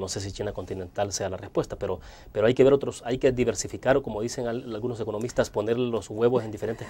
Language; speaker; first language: Spanish; native; Spanish